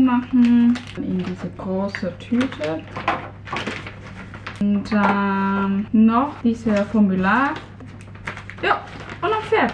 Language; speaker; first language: German; non-native, fluent; Cantonese